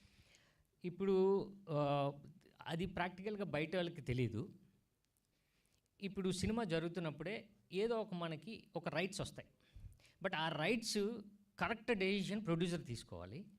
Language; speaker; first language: Telugu; native; Telugu